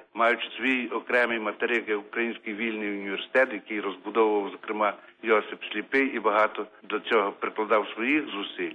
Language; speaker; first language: Ukrainian; native; Ukrainian